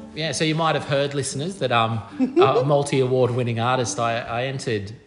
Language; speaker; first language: English; native; English